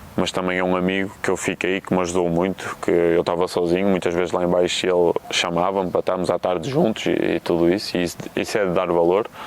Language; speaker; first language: Portuguese; native; Portuguese